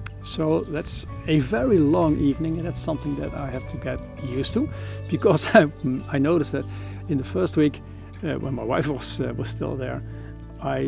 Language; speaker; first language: English; non-native, fluent; Dutch